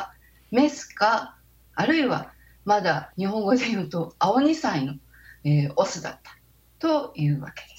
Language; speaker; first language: Japanese; native; Japanese